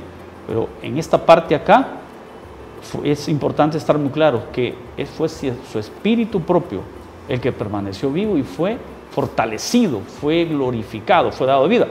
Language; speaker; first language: Spanish; native; Spanish